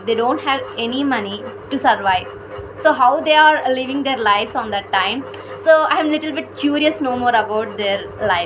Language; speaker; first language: English; non-native, learner; Kannada